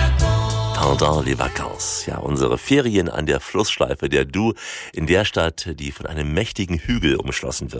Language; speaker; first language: German; native; German